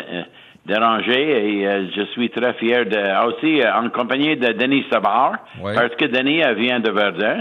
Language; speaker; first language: French; non-native, fluent; English